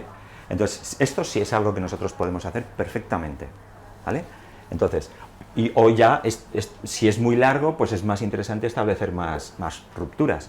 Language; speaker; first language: Spanish; native; Spanish